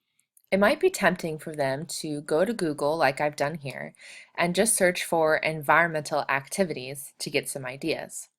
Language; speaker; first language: English; native; English